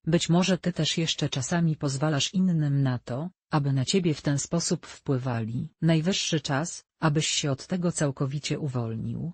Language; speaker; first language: Polish; native; Polish